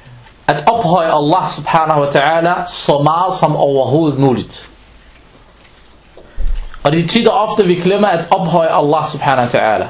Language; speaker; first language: Danish; non-native, local second language; Arabic